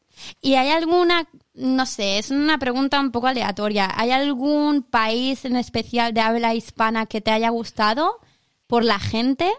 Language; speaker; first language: Spanish; non-native, learner; Chinese